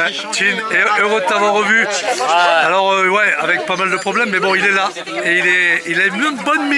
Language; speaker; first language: French; native; French